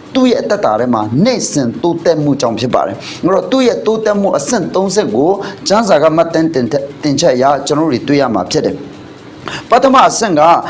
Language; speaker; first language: Burmese; non-native, local second language; Hakha Chin